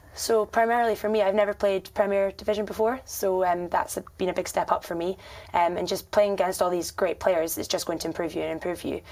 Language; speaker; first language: English; native; English